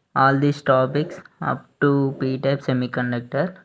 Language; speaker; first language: English; non-native, local second language; Telugu